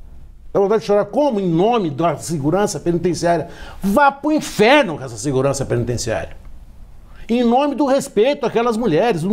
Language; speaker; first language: Portuguese; native; Portuguese